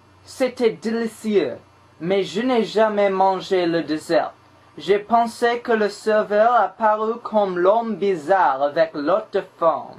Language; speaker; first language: French; non-native, learner; English